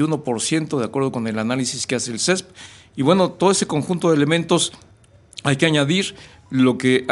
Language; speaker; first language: Spanish; native; Spanish